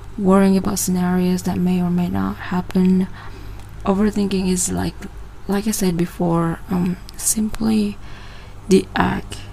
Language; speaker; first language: English; non-native, local second language; Malay